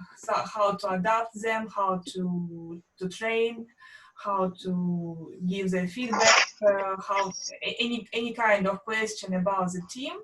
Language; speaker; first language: English; non-native, learner; Russian